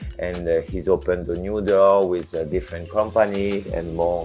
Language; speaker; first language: English; non-native, learner; French